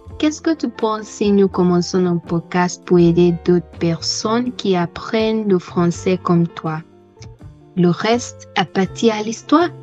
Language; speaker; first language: French; non-native, learner; English